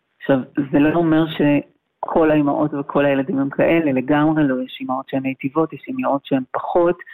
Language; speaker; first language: Hebrew; native; Hebrew